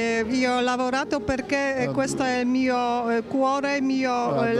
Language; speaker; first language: Italian; non-native, learner; Polish